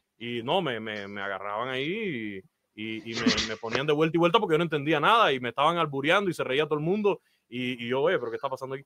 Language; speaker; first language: Spanish; native; Spanish